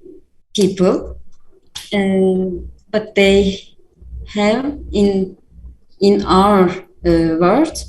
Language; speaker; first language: English; non-native, learner; Turkish